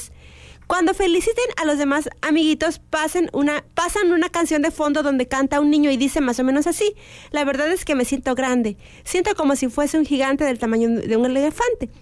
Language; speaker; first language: Spanish; native; Spanish